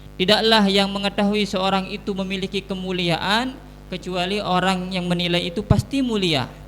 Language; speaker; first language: Indonesian; non-native, local second language; Sasak